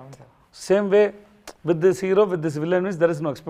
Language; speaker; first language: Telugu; non-native, learner; Tamil